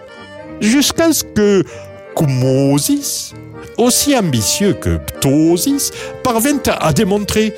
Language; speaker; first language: French; native; French